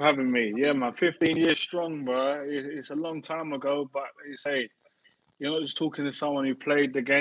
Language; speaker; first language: English; native; English